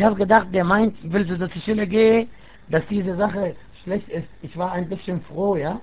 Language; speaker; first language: German; non-native, fluent; Arabic